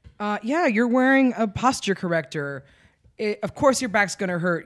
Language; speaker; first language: English; early bilingual, other home language; Spanish